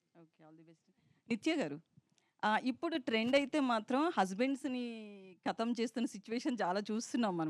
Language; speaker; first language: Telugu; native; Telugu